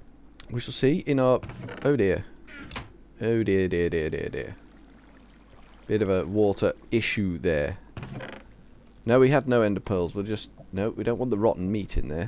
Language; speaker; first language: English; native; English